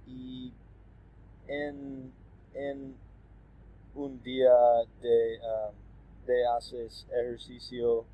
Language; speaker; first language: Spanish; non-native, learner; English